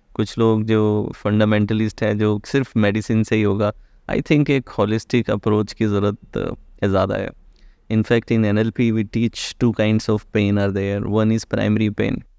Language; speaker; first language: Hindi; native; Hindi